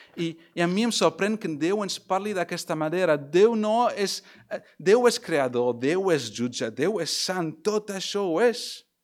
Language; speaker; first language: Catalan; non-native, local second language; Spanish